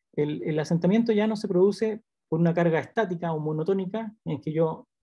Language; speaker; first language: Spanish; native; Spanish